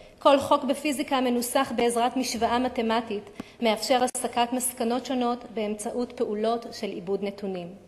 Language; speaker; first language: Hebrew; native; Hebrew